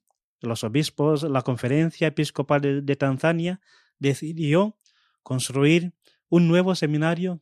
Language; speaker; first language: Spanish; non-native, fluent; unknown